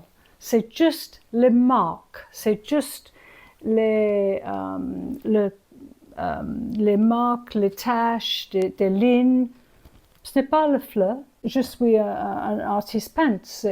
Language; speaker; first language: French; non-native, learner; English